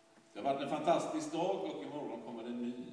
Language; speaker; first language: Swedish; native; Swedish